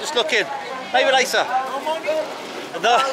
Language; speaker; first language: English; native; English